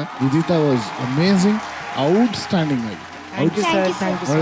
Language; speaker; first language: Kannada; native; Kannada